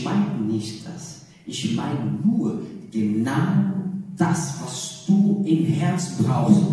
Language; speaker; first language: German; non-native, learner; Portuguese